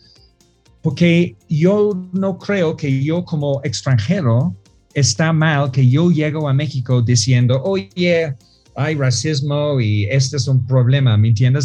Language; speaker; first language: Spanish; non-native, fluent; English